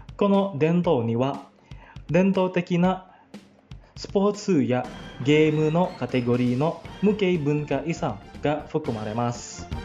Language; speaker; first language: Japanese; non-native, fluent; Indonesian